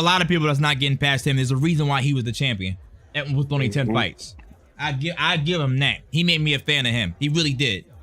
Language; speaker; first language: English; native; English